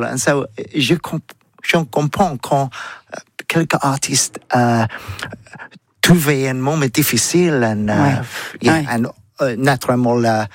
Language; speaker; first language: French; non-native, learner; English